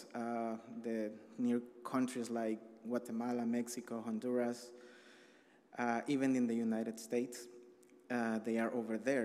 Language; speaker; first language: English; non-native, fluent; Spanish